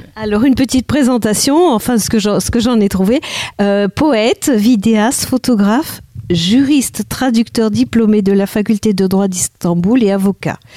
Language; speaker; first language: French; native; French